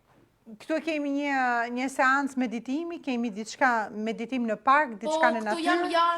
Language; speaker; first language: Albanian; native; Albanian